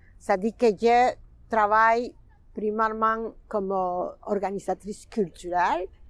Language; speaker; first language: French; non-native, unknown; Spanish